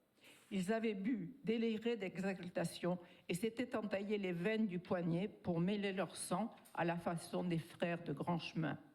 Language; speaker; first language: French; native; French